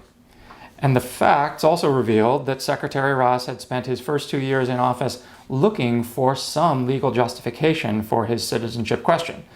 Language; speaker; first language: English; native; English